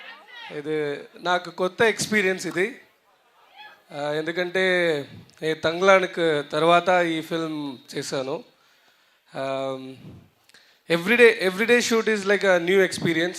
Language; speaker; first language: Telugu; non-native, learner; Tamil